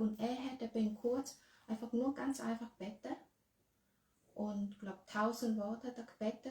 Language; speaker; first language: German; non-native, learner; Thai